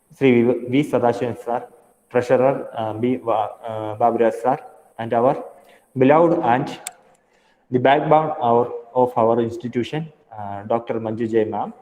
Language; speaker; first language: English; non-native, local second language; Malayalam